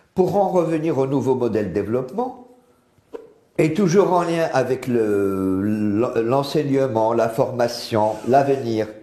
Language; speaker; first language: French; non-native, local second language; Arabic